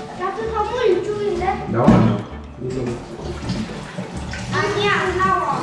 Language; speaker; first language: Korean; early bilingual, heritage; Korean